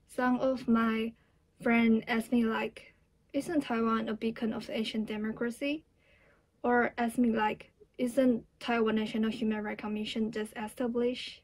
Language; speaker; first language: English; non-native, fluent; Chinese